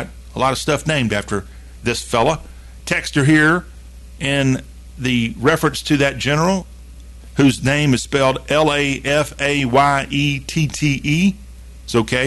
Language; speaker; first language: English; native; English